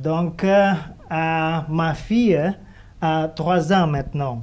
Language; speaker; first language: French; non-native, fluent; Indonesian